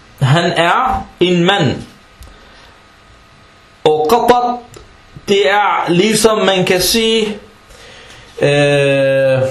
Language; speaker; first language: Danish; non-native, fluent; Arabic